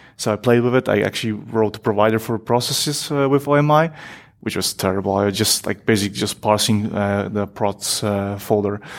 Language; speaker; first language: English; non-native, fluent; Polish